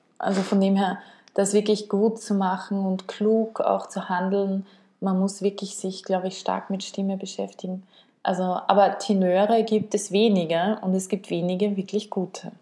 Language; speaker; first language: German; native; German